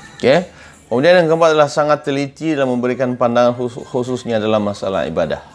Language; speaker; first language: Malay; native; Malay